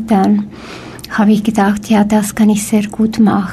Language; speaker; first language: German; non-native, fluent; Spanish